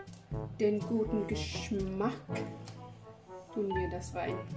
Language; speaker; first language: German; non-native, fluent; Thai